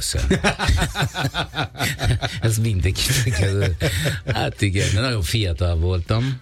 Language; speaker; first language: Hungarian; non-native, fluent; Italian